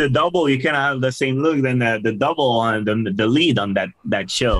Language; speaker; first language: English; non-native, fluent; French